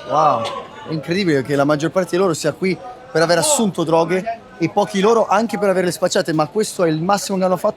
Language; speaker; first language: Italian; native; Italian